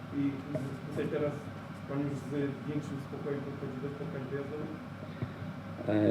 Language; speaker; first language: Polish; native; Polish